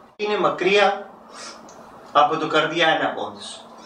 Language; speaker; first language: Greek; non-native, learner; Urdu